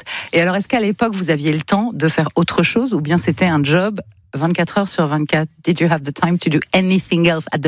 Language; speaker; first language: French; native; French